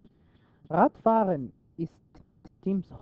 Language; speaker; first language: German; non-native, fluent; Arabic